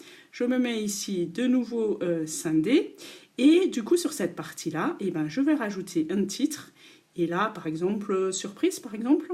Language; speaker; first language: French; native; French